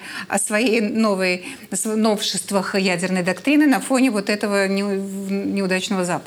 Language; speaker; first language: Russian; native; Russian